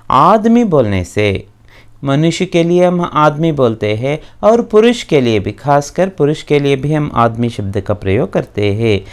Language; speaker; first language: Hindi; non-native, local second language; Kannada